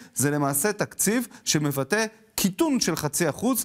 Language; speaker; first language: Hebrew; native; Hebrew